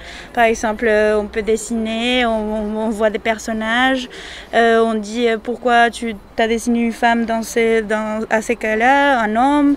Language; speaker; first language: French; non-native, fluent; Spanish